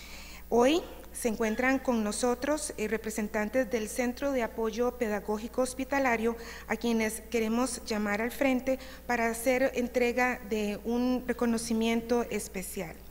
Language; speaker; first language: Spanish; native; Spanish